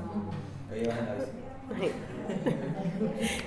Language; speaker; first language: Spanish; non-native, learner; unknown